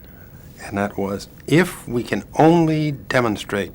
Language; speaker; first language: English; native; English